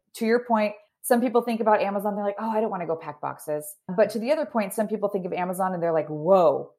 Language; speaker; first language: English; native; English